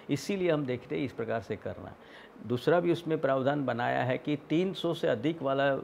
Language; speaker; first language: Hindi; non-native, local second language; Gujarati